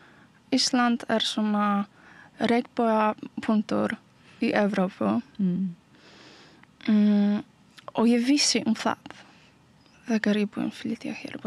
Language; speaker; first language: Icelandic; non-native, learner; Polish